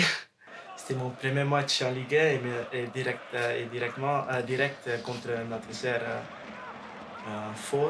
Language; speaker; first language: French; non-native, learner; Dutch